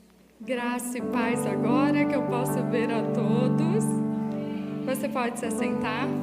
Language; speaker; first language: Portuguese; native; Portuguese